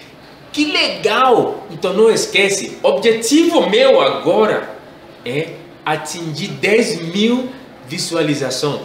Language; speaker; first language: Portuguese; non-native, learner; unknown